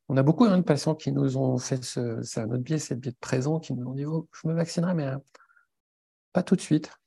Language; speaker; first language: French; native; French